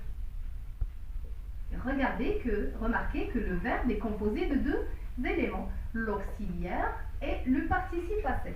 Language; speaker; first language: French; non-native, local second language; Arabic